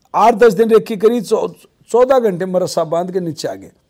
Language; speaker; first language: Hindi; native; Hindi